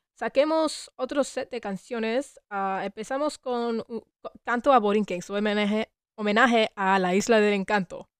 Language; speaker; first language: Spanish; non-native, learner; English